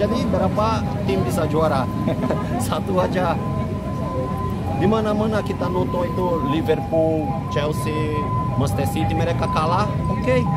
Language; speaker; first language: Indonesian; non-native, fluent; Portuguese